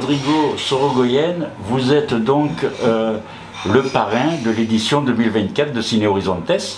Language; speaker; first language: French; native; French